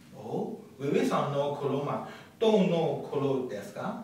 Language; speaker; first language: Japanese; non-native, learner; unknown